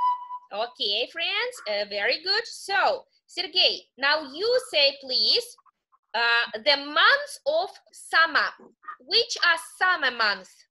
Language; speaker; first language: English; non-native, fluent; Russian